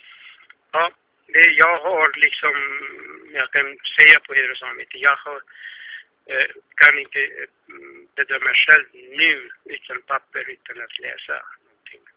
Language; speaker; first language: Swedish; non-native, fluent; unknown